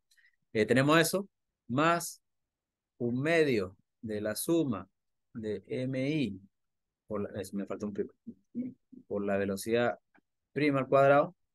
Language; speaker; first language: Spanish; native; Spanish